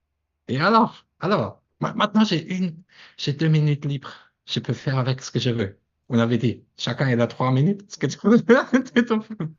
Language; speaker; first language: French; non-native, fluent; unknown